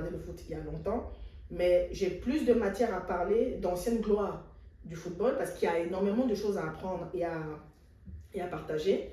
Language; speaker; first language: French; native; French